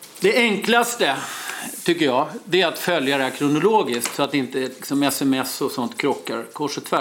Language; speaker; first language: Swedish; native; Swedish